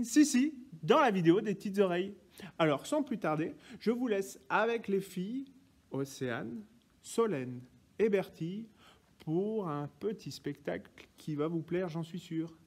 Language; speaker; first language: French; native; French